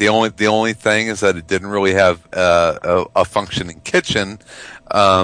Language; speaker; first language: English; native; English